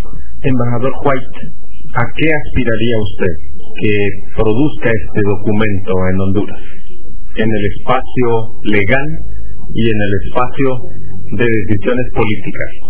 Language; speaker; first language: Spanish; native; Spanish